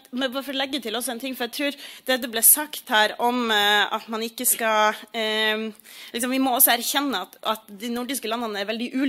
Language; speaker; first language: Norwegian; native; Norwegian